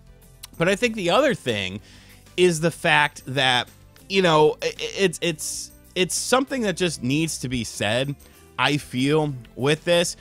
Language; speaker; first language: English; native; English